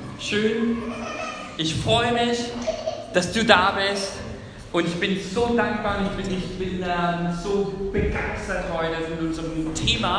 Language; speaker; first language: German; non-native, fluent; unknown